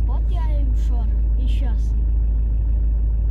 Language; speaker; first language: Romanian; early bilingual, heritage; Romanian